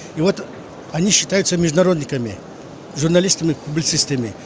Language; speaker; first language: Russian; non-native, local second language; Kazakh